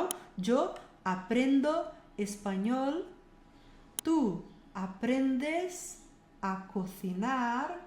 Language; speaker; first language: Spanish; non-native, fluent; Portuguese